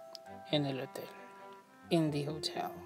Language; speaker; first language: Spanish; non-native, learner; English